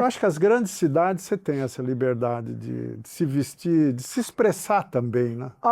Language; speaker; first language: Portuguese; native; Portuguese